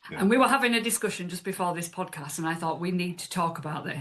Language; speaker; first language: English; native; English